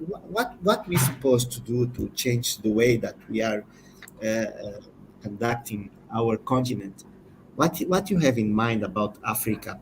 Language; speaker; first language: English; non-native, learner; Portuguese